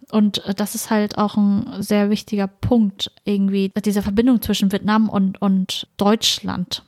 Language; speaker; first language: German; native; German